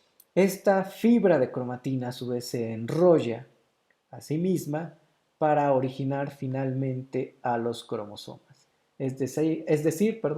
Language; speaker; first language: Spanish; native; Spanish